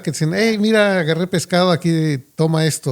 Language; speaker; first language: Spanish; native; Spanish